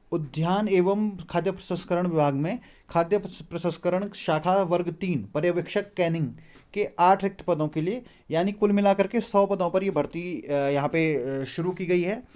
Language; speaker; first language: Hindi; native; Hindi